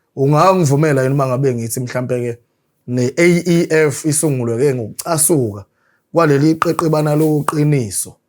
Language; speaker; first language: Zulu; native; Zulu